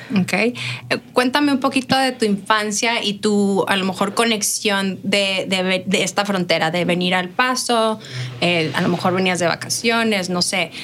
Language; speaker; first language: Spanish; native; Spanish